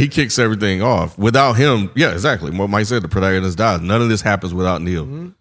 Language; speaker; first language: English; native; English